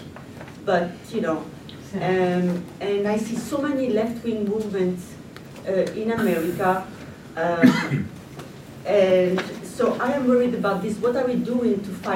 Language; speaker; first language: English; non-native, fluent; French